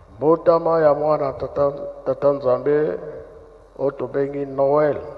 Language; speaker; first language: Lingala; non-native, local second language; Kongo